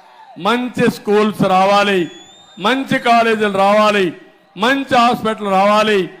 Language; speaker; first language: Telugu; native; Telugu